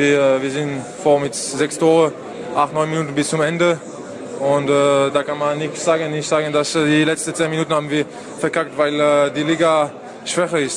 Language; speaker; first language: German; non-native, fluent; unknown